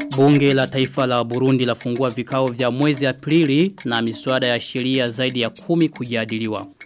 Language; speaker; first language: Swahili; non-native, local second language; Rundi